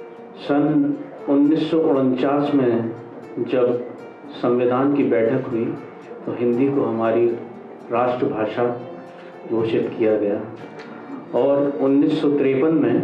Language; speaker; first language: Hindi; native; Hindi